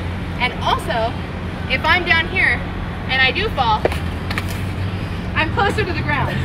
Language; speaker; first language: English; native; English